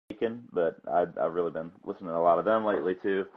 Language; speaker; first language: English; native; English